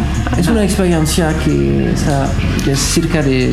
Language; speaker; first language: Spanish; non-native, fluent; French